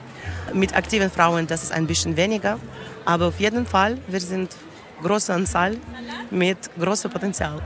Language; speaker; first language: German; non-native, learner; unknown